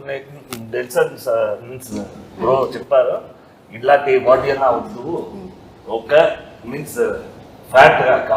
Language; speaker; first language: Telugu; non-native, learner; Tamil